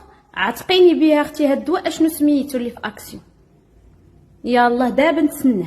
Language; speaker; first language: Arabic; native; Arabic